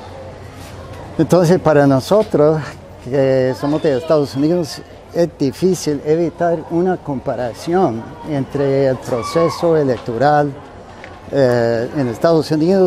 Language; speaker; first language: Spanish; non-native, fluent; English